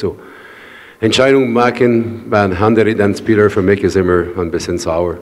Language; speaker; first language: German; non-native, learner; French